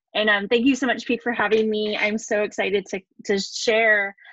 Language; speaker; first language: English; native; English